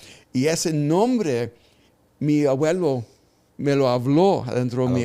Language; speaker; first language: Spanish; early bilingual, heritage; Spanish